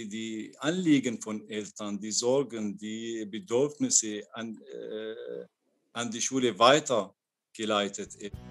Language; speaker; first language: German; non-native, learner; Arabic